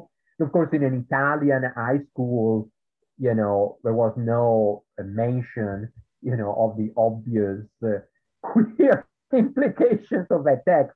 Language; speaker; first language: English; non-native, fluent; Italian